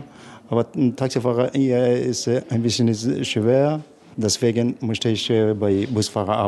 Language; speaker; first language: German; non-native, learner; Arabic